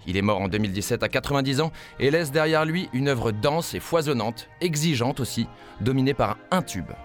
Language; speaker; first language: French; native; French